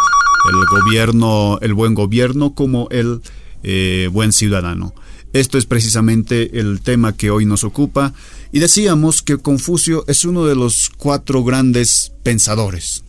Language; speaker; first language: Spanish; native; Spanish